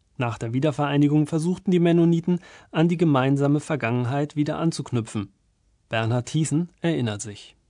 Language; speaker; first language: German; native; German